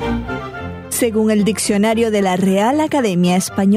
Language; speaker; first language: Spanish; native; Spanish